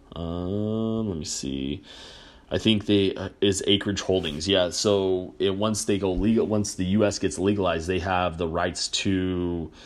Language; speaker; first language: English; native; English